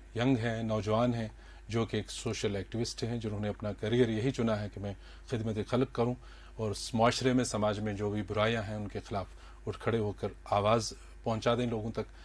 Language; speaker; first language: Hindi; non-native, local second language; Kashmiri